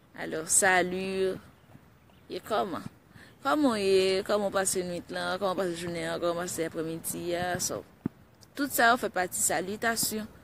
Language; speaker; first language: Haitian Creole; early bilingual, heritage; Haitian Creole